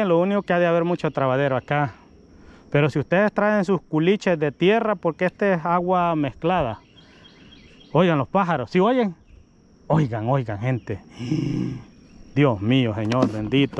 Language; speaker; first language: Spanish; native; Spanish